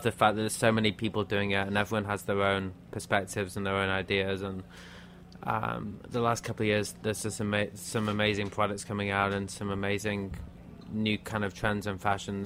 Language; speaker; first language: English; native; English